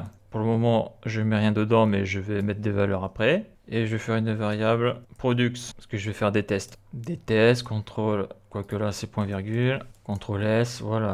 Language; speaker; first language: French; native; French